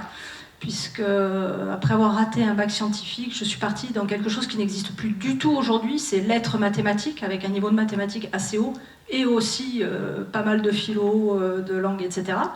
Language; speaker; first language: French; native; French